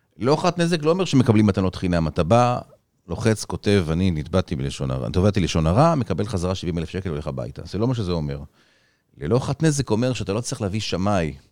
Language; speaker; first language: Hebrew; native; Hebrew